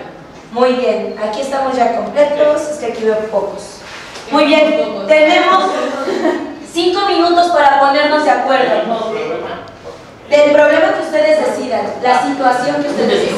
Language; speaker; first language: Spanish; native; Spanish